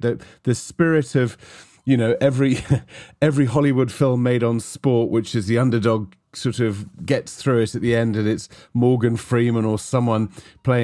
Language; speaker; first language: English; native; English